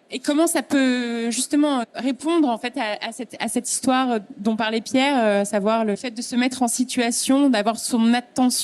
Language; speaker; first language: French; native; French